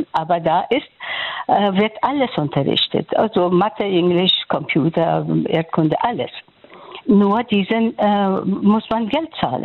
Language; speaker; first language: German; non-native, fluent; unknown